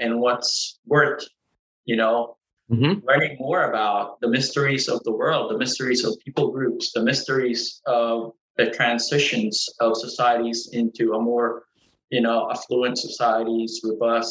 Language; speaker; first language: English; native; English